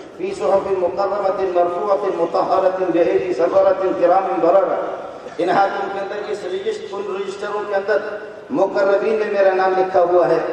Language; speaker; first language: Urdu; non-native, local second language; Brahui